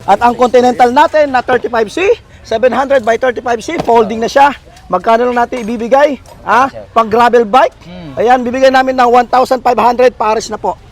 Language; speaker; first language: Filipino; native; Filipino